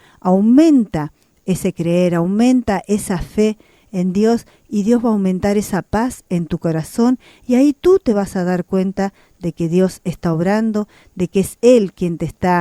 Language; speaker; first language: Spanish; native; Spanish